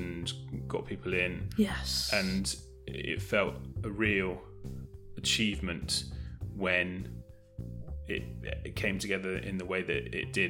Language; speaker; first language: English; native; English